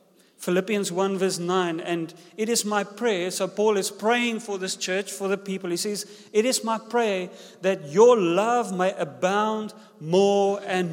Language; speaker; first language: English; non-native, local second language; Afrikaans